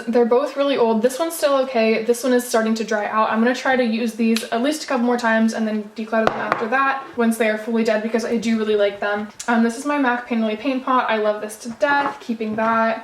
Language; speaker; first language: English; native; English